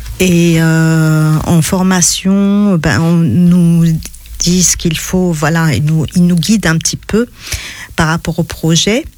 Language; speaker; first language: French; non-native, local second language; Arabic